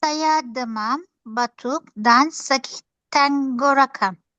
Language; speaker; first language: Indonesian; non-native, learner; Turkish